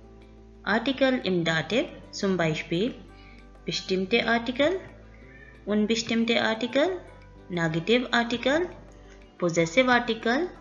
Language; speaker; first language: German; non-native, learner; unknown